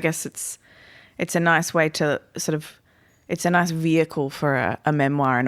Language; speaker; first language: English; native; English